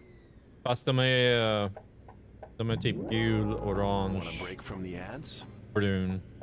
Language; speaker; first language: Swedish; non-native, fluent; English